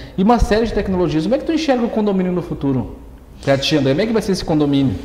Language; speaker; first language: Portuguese; native; Portuguese